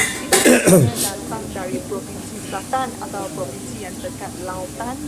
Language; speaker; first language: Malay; non-native, local second language; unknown